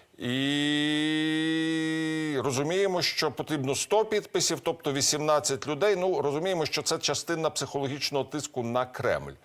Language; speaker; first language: Ukrainian; native; Ukrainian